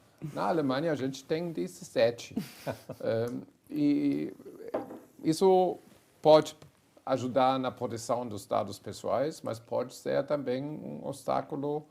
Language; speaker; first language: Portuguese; non-native, fluent; German